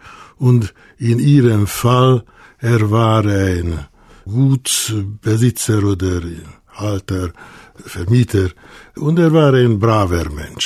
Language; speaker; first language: German; non-native, fluent; Hungarian